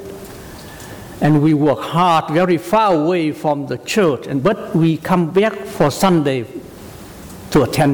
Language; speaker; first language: English; non-native, learner; Vietnamese